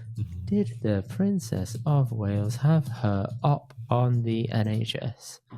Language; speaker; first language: English; early bilingual, other home language; Punjabi